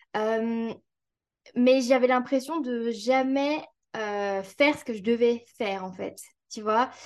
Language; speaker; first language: French; native; French